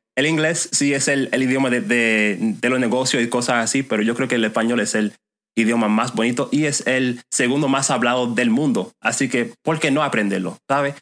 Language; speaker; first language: Spanish; non-native, fluent; English